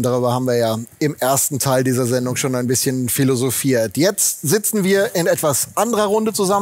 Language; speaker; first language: German; native; German